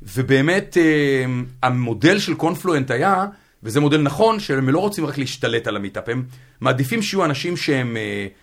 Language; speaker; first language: Hebrew; native; Hebrew